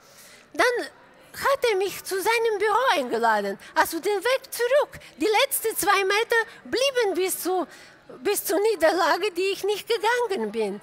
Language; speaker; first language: German; non-native, fluent; Bulgarian